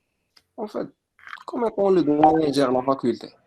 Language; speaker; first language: French; non-native, local second language; Arabic